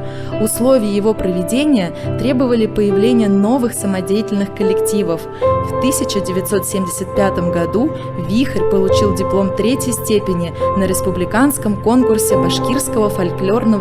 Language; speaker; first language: Russian; native; Russian